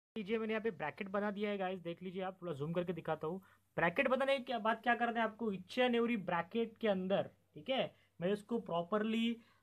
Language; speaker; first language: Hindi; non-native, local second language; Marathi